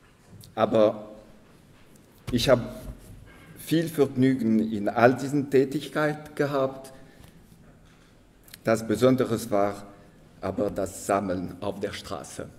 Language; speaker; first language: German; non-native, local second language; French